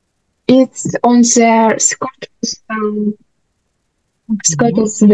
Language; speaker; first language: English; non-native, learner; Russian